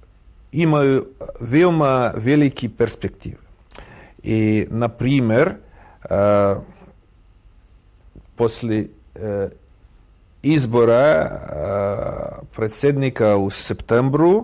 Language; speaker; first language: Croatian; non-native, fluent; Russian